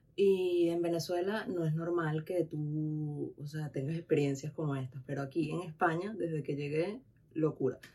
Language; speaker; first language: Spanish; native; Spanish